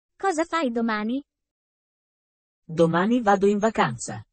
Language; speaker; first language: Italian; non-native, fluent; Sinhala